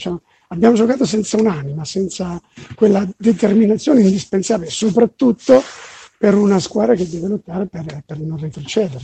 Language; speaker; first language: Italian; native; Italian